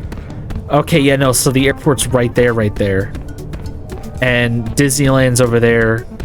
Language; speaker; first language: English; native; English